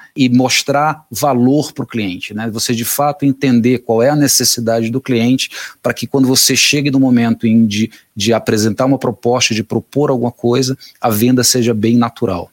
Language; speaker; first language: Portuguese; native; Portuguese